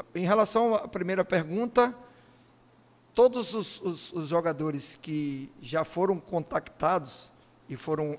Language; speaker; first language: Portuguese; native; Portuguese